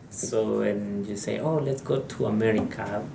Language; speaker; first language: English; non-native, learner; Spanish